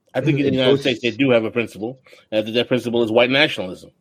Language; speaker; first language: English; early bilingual, other home language; Haitian Creole